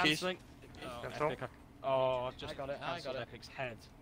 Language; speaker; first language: English; native; English